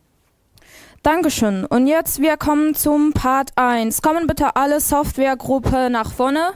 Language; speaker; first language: German; non-native, learner; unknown